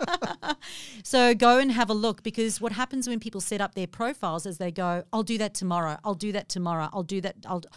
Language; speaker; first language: English; native; English